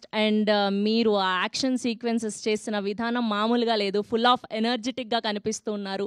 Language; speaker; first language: Telugu; native; Telugu